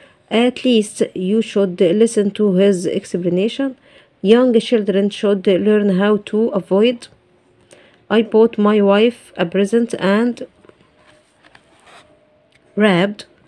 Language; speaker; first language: English; non-native, fluent; Arabic